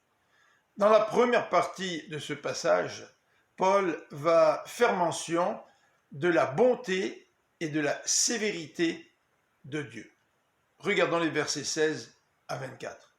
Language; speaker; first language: French; native; French